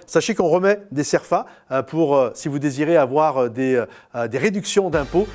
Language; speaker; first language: French; native; French